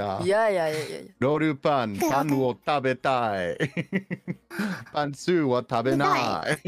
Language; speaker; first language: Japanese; non-native, learner; English